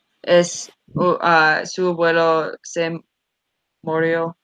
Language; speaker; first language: Spanish; non-native, learner; English